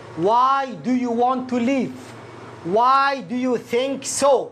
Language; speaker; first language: English; non-native, fluent; Arabic